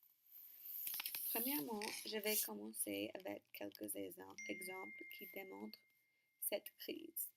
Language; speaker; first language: French; non-native, learner; English